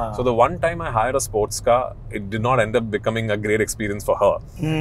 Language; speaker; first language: English; non-native, local second language; Malayalam